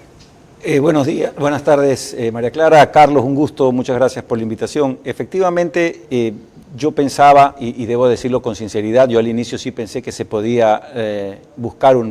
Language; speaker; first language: Spanish; native; Spanish